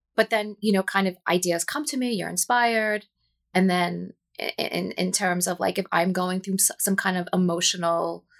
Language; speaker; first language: English; native; English